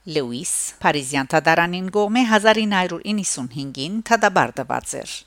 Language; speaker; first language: Armenian; early bilingual, heritage; Armenian